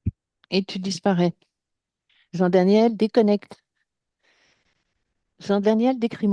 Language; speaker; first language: French; native; French